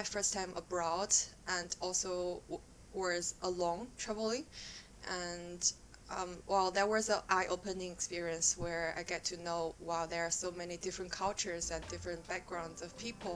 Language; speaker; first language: English; non-native, fluent; Chinese